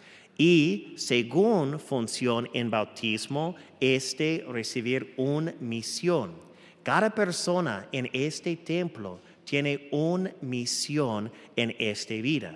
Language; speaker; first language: Spanish; non-native, fluent; English